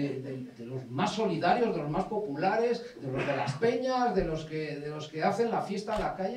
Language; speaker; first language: Spanish; native; Spanish